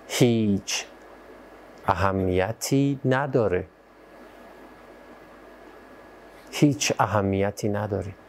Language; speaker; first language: Persian; native; Persian